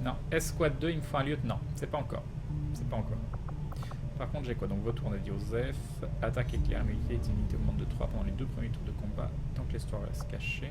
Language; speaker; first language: French; native; French